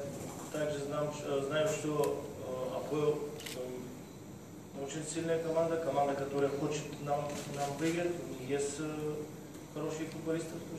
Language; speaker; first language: Russian; non-native, learner; Bulgarian